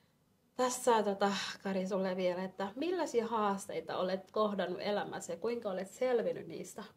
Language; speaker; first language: Finnish; non-native, fluent; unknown